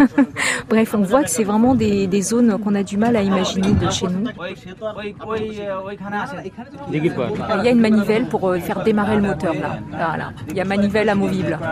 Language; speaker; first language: French; native; French